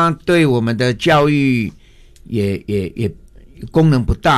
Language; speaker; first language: Chinese; native; Chinese